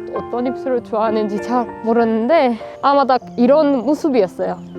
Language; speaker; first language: Korean; non-native, fluent; Persian